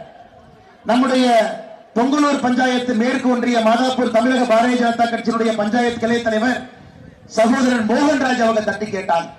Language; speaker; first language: Tamil; native; Tamil